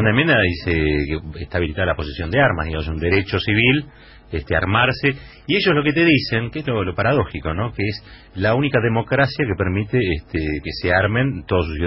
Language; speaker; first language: Spanish; native; Spanish